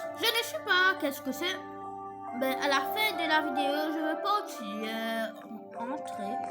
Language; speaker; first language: French; non-native, fluent; English